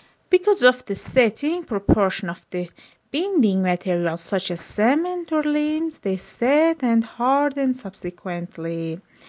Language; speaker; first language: English; non-native, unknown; Persian